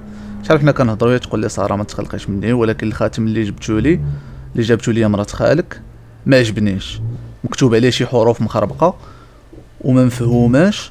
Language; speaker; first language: Arabic; native; Arabic